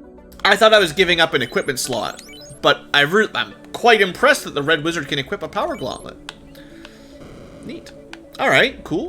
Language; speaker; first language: English; native; English